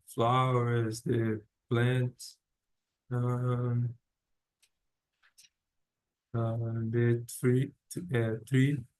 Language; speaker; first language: English; non-native, learner; Portuguese